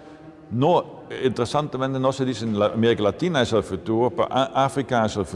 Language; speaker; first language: Spanish; non-native, fluent; Dutch